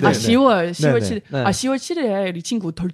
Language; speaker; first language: Korean; non-native, learner; English